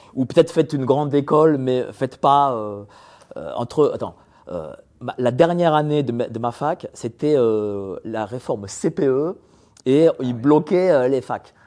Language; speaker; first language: French; early bilingual, other home language; Polish